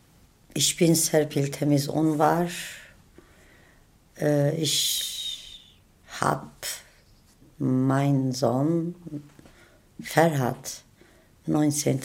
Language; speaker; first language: German; non-native, learner; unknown